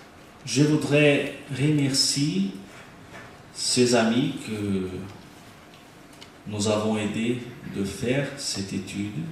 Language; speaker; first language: French; non-native, learner; Portuguese